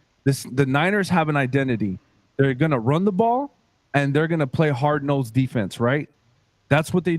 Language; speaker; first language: English; native; English